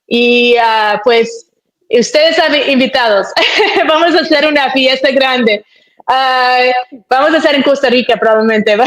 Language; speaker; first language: Spanish; early bilingual, heritage; Spanish